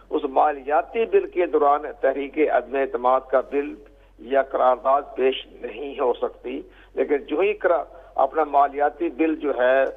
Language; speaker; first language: Urdu; native; Urdu